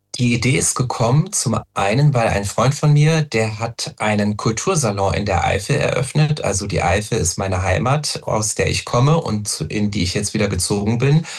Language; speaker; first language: German; native; German